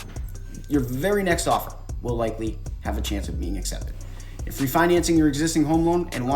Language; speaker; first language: English; native; English